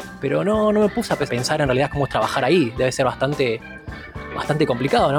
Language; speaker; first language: Spanish; native; Spanish